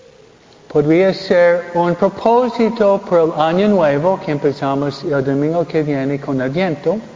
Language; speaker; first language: Spanish; non-native, fluent; English